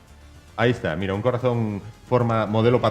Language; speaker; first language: Spanish; native; Spanish